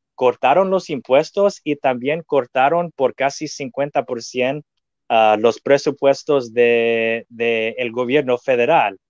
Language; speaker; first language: Spanish; non-native, fluent; English